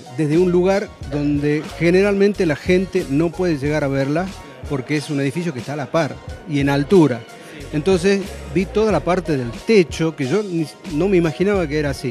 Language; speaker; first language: Spanish; native; Spanish